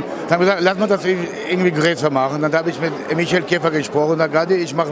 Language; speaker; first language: German; non-native, fluent; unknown